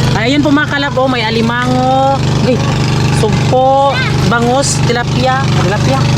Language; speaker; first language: Filipino; non-native, local second language; Cebuano